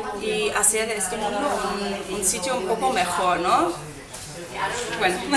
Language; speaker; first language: Spanish; non-native, fluent; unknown